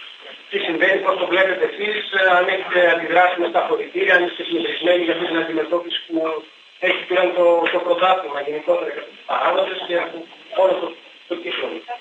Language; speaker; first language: Greek; native; Greek